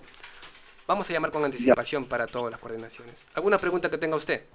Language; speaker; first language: Spanish; native; Spanish